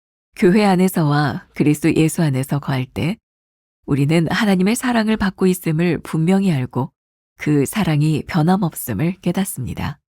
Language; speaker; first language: Korean; native; Korean